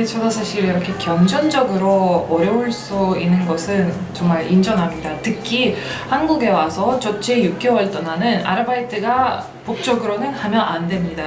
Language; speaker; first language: Korean; non-native, fluent; Russian